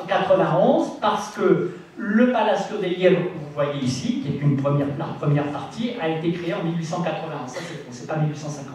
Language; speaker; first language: French; native; French